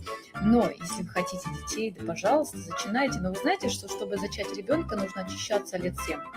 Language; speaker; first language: Russian; native; Russian